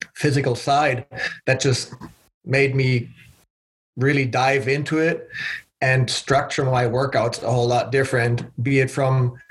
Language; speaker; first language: English; non-native, fluent; German